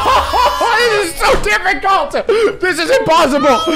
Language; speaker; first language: English; native; English